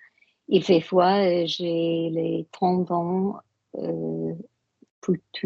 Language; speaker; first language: French; non-native, learner; English